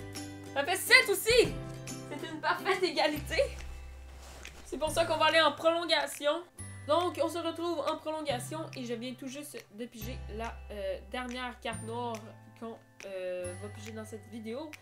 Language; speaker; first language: French; native; French